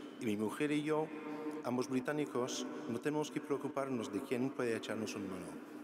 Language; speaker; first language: Spanish; non-native, fluent; English